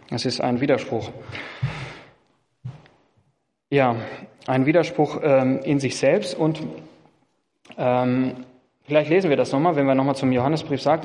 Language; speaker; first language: German; non-native, fluent; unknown